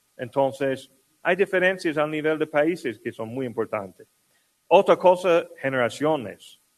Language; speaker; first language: Spanish; non-native, fluent; English